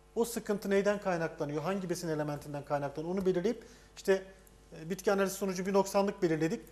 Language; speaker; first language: Turkish; native; Turkish